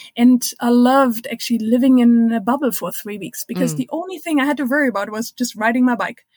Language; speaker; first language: English; non-native, fluent; German